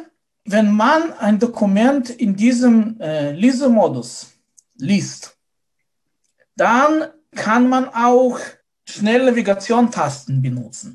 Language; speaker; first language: German; non-native, fluent; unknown